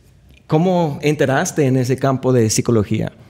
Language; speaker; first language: Spanish; non-native, fluent; English